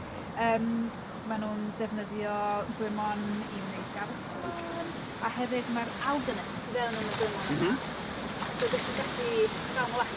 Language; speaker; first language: Welsh; non-native, fluent; English